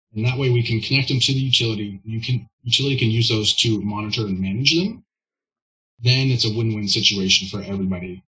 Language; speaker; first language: English; native; English